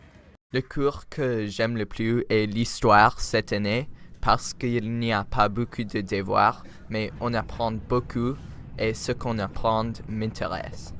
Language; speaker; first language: French; non-native, learner; English